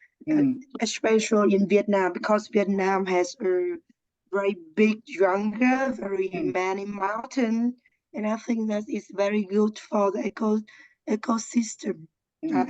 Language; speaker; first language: English; non-native, learner; Vietnamese